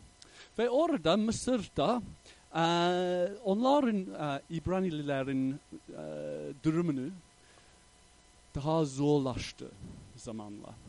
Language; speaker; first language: Turkish; non-native, fluent; English